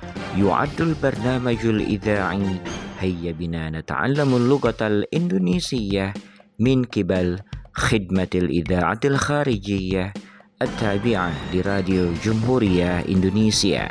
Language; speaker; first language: Arabic; non-native, fluent; Indonesian